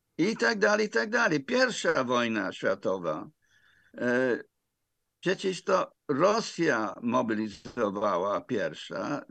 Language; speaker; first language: Polish; non-native, fluent; English